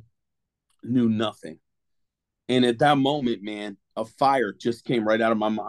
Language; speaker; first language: English; native; English